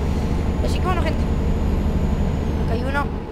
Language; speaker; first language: Spanish; native; Spanish